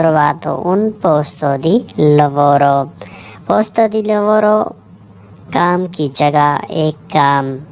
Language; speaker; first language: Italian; non-native, learner; Urdu